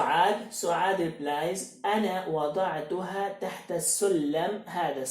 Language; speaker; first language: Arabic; non-native, fluent; Hindi